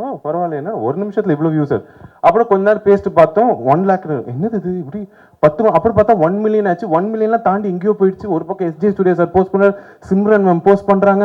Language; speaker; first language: Tamil; native; Tamil